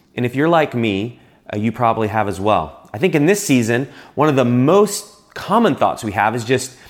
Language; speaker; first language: English; native; English